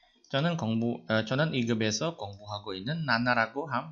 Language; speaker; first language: Korean; non-native, fluent; Indonesian